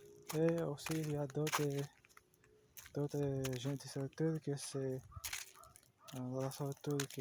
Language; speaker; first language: French; non-native, learner; Portuguese